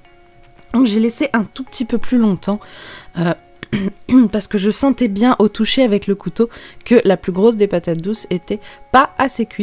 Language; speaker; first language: French; native; French